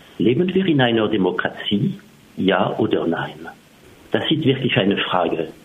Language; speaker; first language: German; non-native, fluent; French